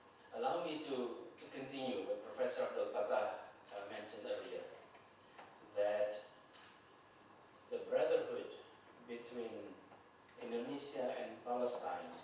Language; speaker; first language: English; non-native, fluent; Indonesian